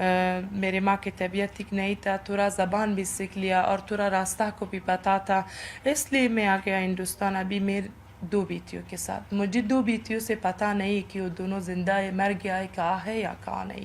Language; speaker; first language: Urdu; non-native, learner; Persian